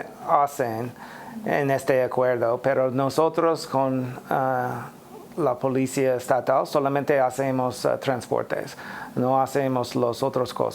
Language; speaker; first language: Spanish; non-native, learner; English